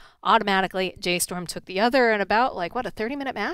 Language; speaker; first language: English; native; English